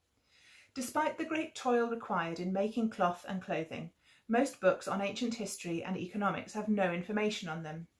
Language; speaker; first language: English; native; English